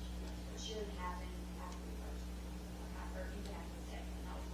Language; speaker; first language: English; native; English